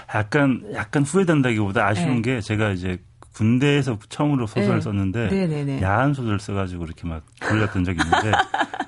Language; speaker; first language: Korean; native; Korean